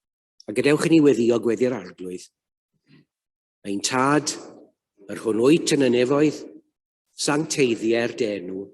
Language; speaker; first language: Welsh; native; Welsh